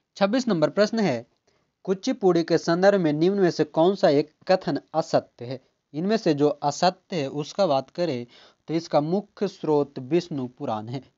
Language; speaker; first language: Hindi; native; Hindi